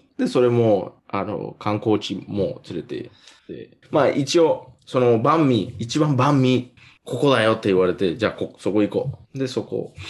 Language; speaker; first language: Japanese; non-native, fluent; English